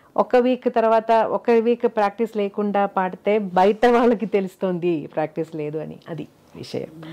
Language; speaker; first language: Telugu; non-native, fluent; Malayalam